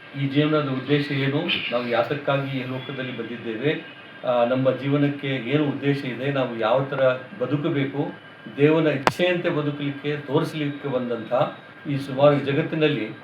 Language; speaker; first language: Kannada; non-native, local second language; Urdu